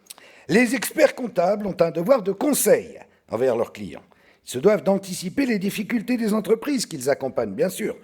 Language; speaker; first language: French; native; French